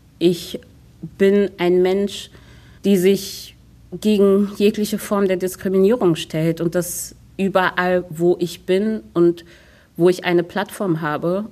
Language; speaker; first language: German; early bilingual, other home language; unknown